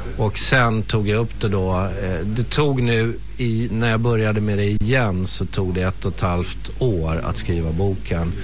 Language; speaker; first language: Swedish; native; Swedish